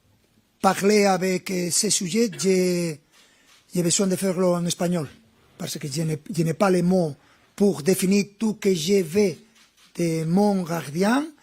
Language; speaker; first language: French; non-native, fluent; Spanish